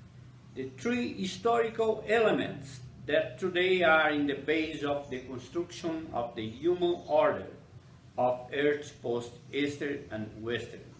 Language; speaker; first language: English; non-native, fluent; Portuguese